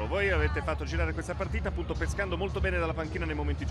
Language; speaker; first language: Italian; native; Italian